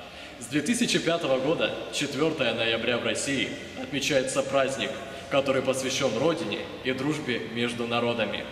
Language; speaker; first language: Russian; native; Russian